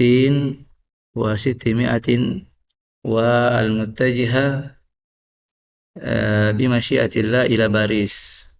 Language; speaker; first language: Arabic; non-native, fluent; Indonesian